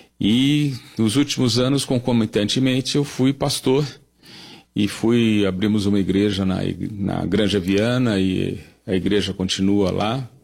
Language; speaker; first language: Portuguese; native; Portuguese